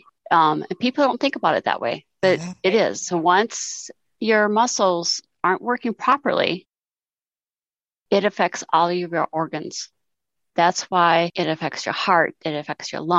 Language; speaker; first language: English; native; English